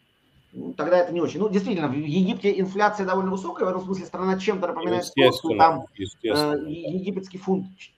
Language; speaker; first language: Russian; native; Russian